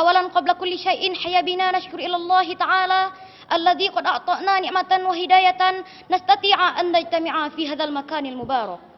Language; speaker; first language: Arabic; non-native, learner; Indonesian